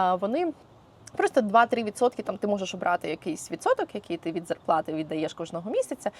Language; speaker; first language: Ukrainian; native; Ukrainian